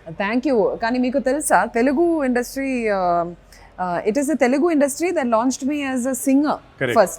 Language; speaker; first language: Telugu; non-native, fluent; Malayalam